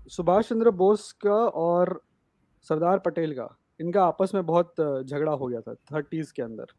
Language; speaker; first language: Hindi; non-native, local second language; Marathi